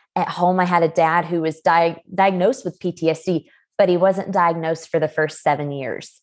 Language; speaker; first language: English; native; English